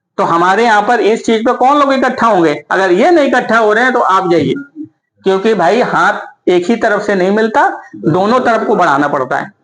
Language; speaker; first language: Hindi; native; Hindi